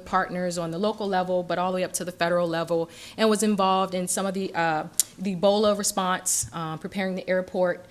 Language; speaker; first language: English; native; English